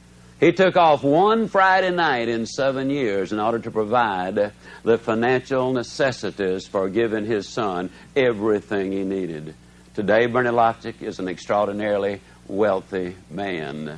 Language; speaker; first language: English; native; English